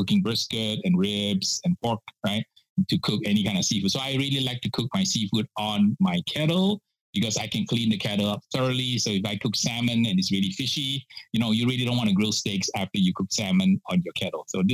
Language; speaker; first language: English; non-native, local second language; Min Nan Chinese